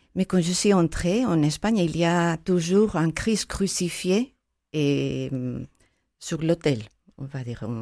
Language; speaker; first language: French; non-native, fluent; Spanish